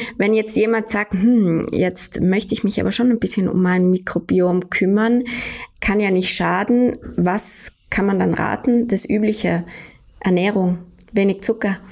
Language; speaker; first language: German; native; German